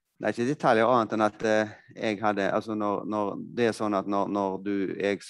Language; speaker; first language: Norwegian; native; Norwegian